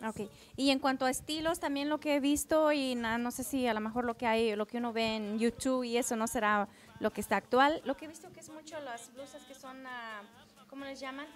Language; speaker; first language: Spanish; native; Spanish